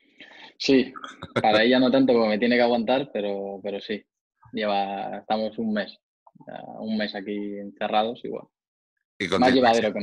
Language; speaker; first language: Spanish; native; Spanish